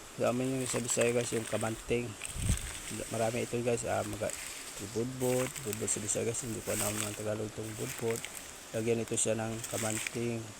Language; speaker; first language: Filipino; non-native, local second language; Cebuano